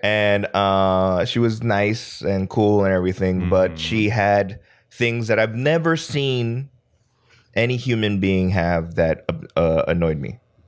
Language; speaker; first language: English; early bilingual, other home language; Korean